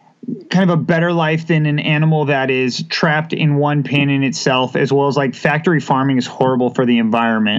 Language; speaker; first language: English; native; English